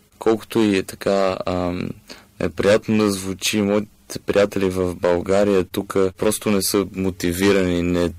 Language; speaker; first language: Bulgarian; native; Bulgarian